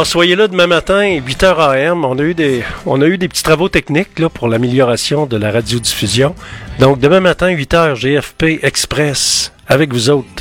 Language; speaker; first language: French; native; French